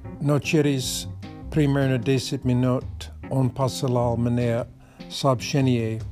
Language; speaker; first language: Russian; non-native, learner; English